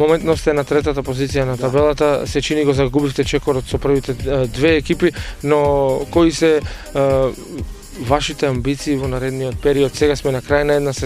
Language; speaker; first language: Macedonian; native; Macedonian